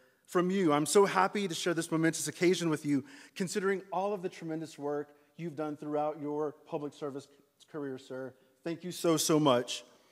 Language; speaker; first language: English; early bilingual, other home language; Spanish